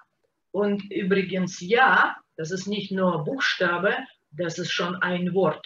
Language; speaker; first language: German; non-native, fluent; Russian